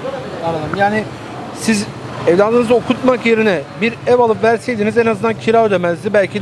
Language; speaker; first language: Turkish; native; Turkish